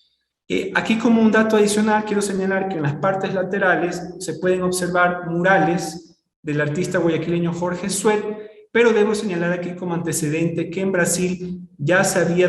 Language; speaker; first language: Spanish; native; Spanish